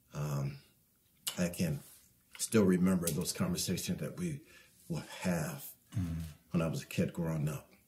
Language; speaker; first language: English; native; English